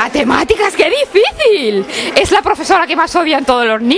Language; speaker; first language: Spanish; native; Spanish